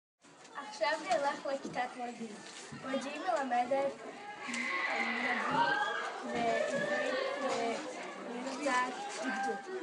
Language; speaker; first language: Hebrew; non-native, learner; English